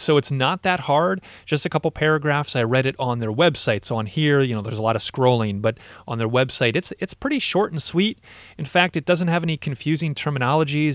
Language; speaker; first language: English; native; English